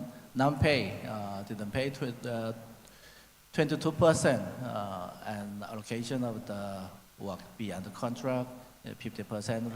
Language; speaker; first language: English; non-native, learner; Korean